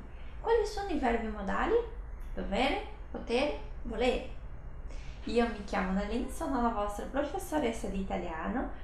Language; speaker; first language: Italian; non-native, fluent; Portuguese